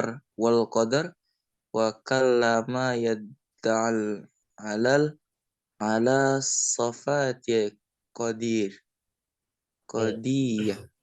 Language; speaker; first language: Arabic; non-native, learner; Indonesian